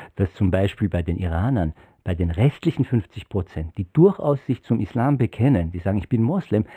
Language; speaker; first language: German; non-native, fluent; Persian